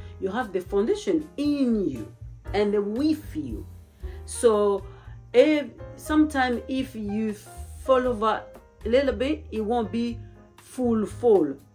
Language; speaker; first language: English; non-native, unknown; Lingala